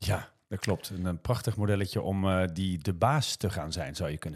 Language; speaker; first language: Dutch; native; Dutch